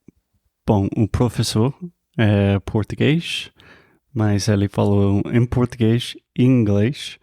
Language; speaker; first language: Portuguese; non-native, fluent; English